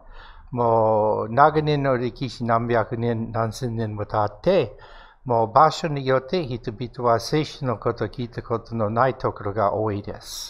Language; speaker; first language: Japanese; non-native, fluent; English